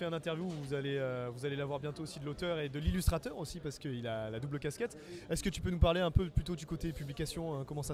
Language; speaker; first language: French; native; French